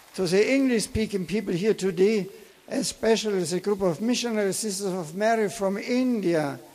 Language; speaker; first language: English; non-native, fluent; German